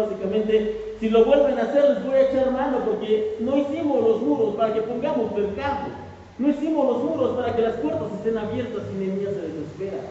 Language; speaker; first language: Spanish; native; Spanish